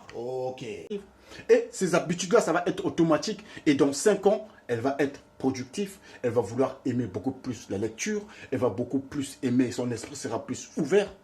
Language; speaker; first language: French; non-native, local second language; Lingala